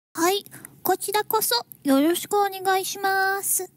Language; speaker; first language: Japanese; non-native, learner; English